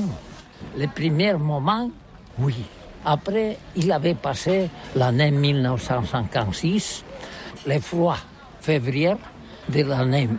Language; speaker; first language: French; non-native, learner; Catalan